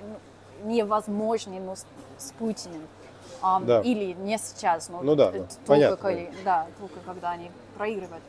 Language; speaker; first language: Russian; non-native, fluent; English